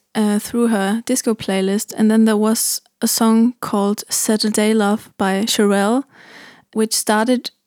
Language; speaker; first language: English; non-native, fluent; German